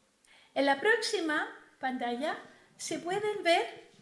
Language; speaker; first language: Spanish; non-native, fluent; Greek